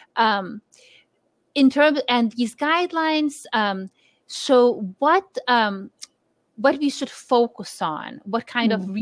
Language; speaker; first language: English; non-native, fluent; Lithuanian